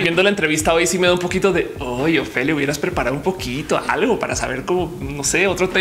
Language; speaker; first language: Spanish; native; Spanish